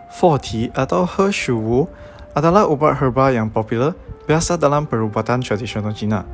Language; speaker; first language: Malay; non-native, local second language; Tamil